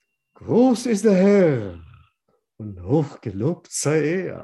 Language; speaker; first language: German; non-native, fluent; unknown